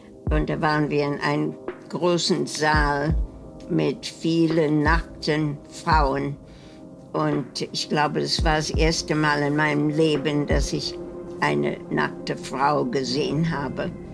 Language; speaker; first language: German; native; German